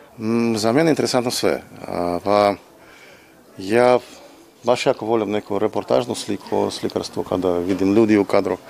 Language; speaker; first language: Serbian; non-native, learner; Russian